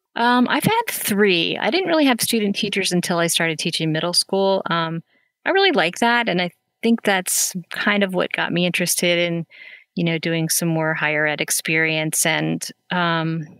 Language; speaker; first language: English; native; English